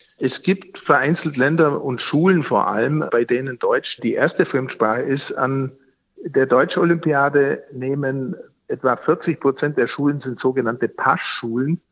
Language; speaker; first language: German; native; German